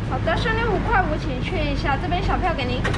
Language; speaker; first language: Chinese; native; Chinese